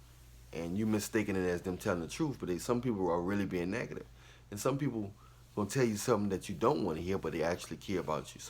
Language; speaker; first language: English; native; English